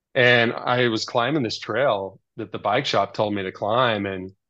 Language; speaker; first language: English; native; English